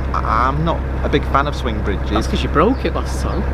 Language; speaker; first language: English; native; English